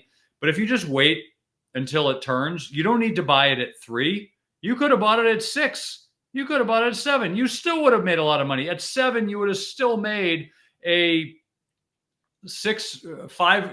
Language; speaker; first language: English; native; English